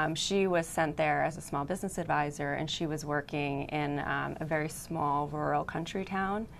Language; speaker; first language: English; native; English